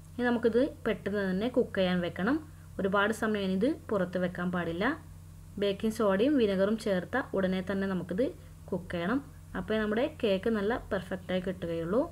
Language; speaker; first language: Malayalam; native; Malayalam